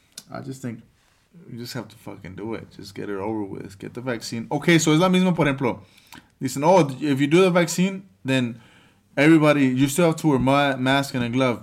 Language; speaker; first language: English; early bilingual, other home language; Spanish